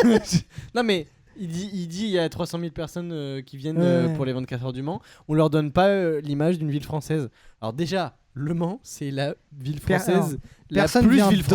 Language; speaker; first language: French; native; French